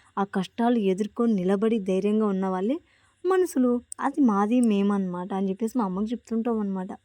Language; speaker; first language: Telugu; native; Telugu